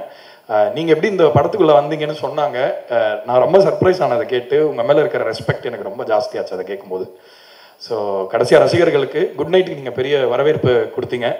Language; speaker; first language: Tamil; native; Tamil